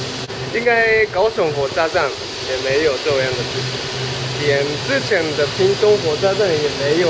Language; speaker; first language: Chinese; non-native, fluent; Japanese